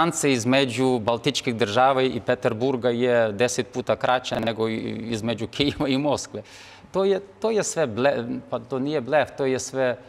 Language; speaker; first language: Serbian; non-native, fluent; Ukrainian